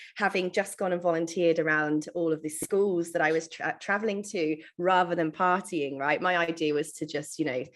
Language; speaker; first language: English; native; English